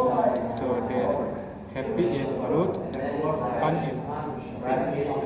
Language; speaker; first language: English; non-native, learner; Indonesian